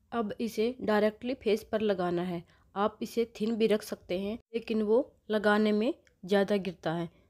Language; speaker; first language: Hindi; native; Hindi